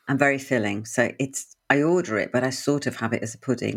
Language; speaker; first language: English; native; English